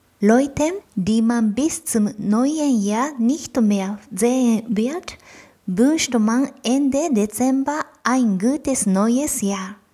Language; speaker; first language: German; non-native, fluent; Japanese